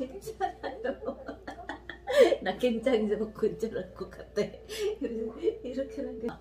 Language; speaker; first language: Korean; non-native, learner; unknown